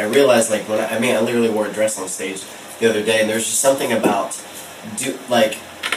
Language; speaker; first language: English; native; English